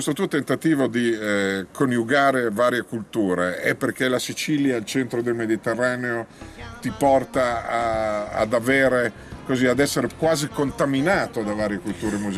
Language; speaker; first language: Italian; native; Italian